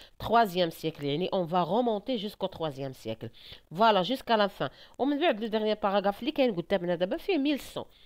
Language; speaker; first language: French; non-native, local second language; Arabic